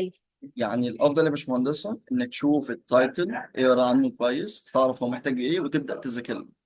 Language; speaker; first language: Arabic; native; Arabic